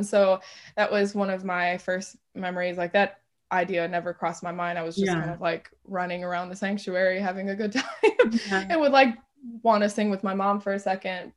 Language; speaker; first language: English; native; English